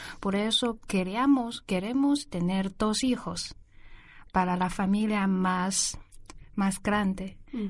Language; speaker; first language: Spanish; non-native, learner; Chinese